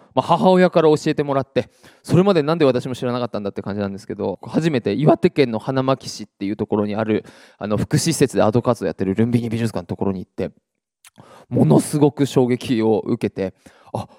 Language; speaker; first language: Japanese; native; Japanese